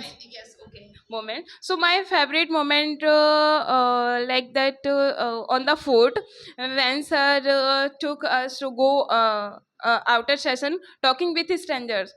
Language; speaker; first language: English; non-native, local second language; Hindi